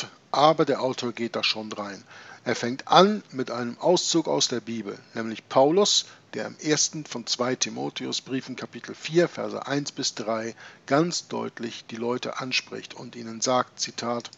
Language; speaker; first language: German; native; German